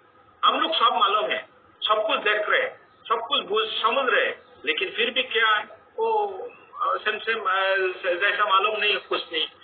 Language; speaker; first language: Hindi; non-native, fluent; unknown